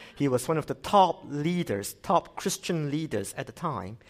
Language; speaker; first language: English; non-native, local second language; Cantonese